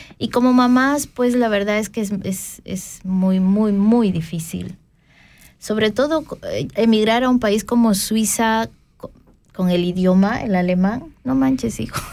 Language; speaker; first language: Spanish; native; Spanish